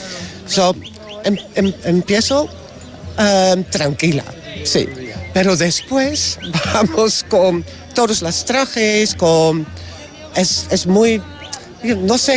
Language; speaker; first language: Spanish; non-native, learner; Dutch